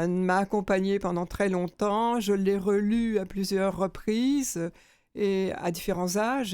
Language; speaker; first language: French; native; French